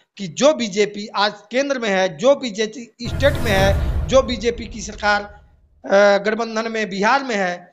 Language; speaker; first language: Hindi; native; Hindi